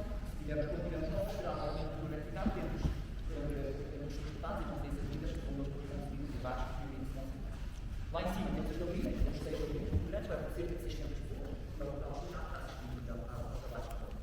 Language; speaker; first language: Portuguese; native; Portuguese